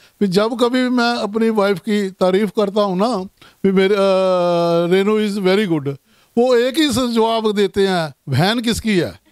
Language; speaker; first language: Hindi; non-native, local second language; Punjabi